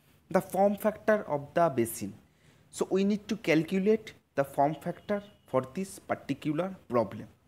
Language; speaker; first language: English; non-native, local second language; Bangla